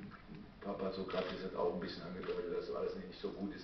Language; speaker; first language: German; native; German